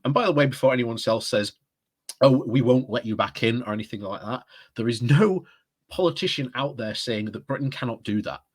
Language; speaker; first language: English; native; English